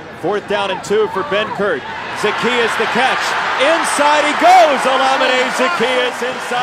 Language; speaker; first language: English; native; English